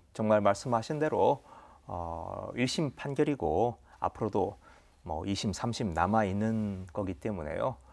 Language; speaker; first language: Korean; native; Korean